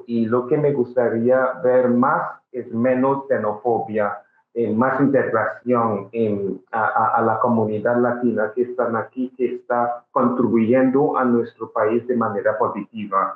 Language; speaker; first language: Spanish; non-native, fluent; English